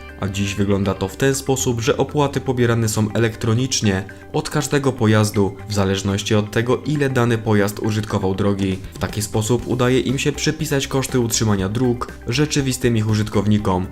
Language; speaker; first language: Polish; native; Polish